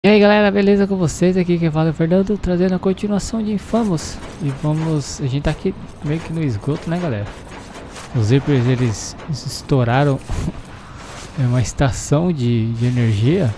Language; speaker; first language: Portuguese; native; Portuguese